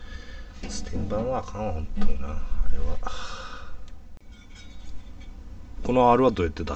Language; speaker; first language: Japanese; native; Japanese